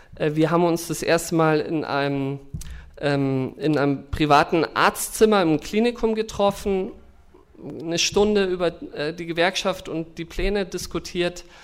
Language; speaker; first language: German; native; German